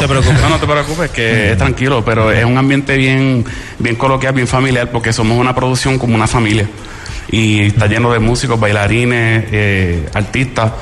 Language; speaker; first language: Spanish; native; Spanish